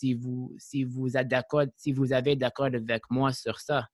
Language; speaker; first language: French; non-native, learner; English